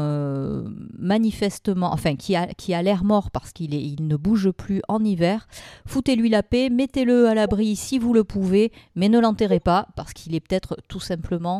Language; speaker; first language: French; native; French